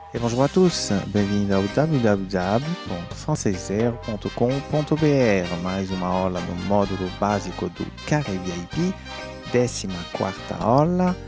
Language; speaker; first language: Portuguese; non-native, fluent; French